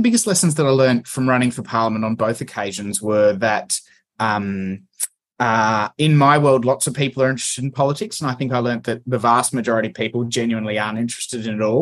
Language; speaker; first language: English; native; English